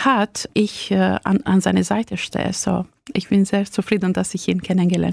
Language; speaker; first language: German; non-native, fluent; Albanian